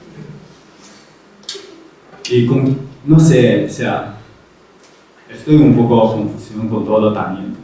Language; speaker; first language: Spanish; non-native, fluent; Chinese